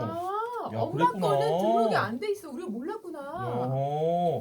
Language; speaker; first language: Korean; native; Korean